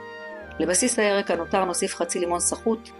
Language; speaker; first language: Hebrew; native; Hebrew